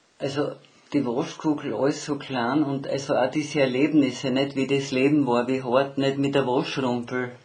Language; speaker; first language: German; native; German